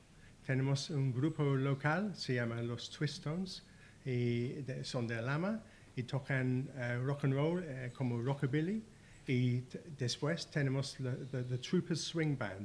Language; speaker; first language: Spanish; non-native, learner; English